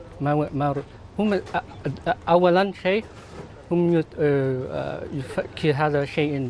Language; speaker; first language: Arabic; non-native, learner; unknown